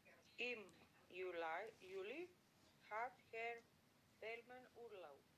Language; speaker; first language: German; non-native, learner; Macedonian